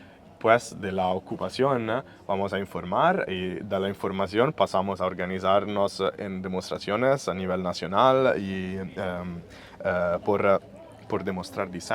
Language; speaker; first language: Spanish; non-native, fluent; Italian